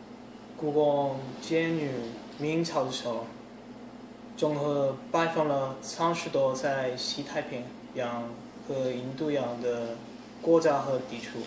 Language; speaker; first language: Chinese; non-native, learner; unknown